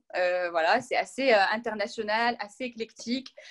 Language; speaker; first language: French; non-native, local second language; Arabic